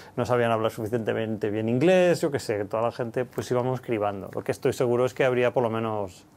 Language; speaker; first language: Spanish; native; Spanish